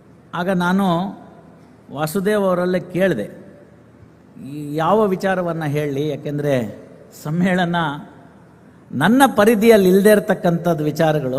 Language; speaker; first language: Kannada; native; Kannada